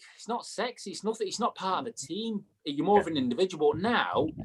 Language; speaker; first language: English; native; English